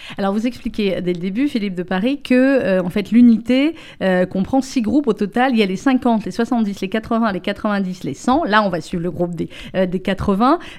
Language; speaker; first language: French; native; French